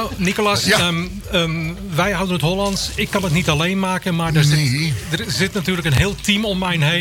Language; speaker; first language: Dutch; native; Dutch